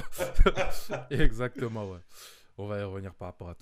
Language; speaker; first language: French; native; French